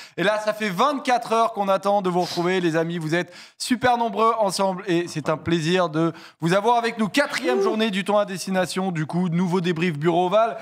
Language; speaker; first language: French; native; French